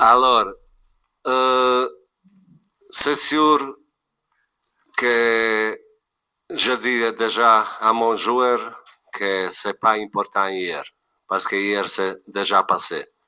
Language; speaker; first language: French; non-native, learner; Bosnian